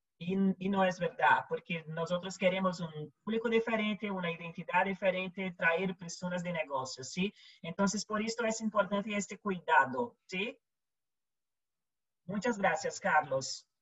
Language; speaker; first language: Spanish; non-native, learner; Portuguese